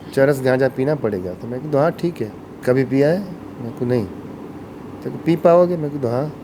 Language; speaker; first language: Hindi; non-native, local second language; Gujarati